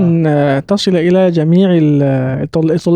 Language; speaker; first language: Arabic; native; Arabic